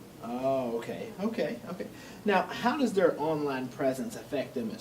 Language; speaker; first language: English; native; English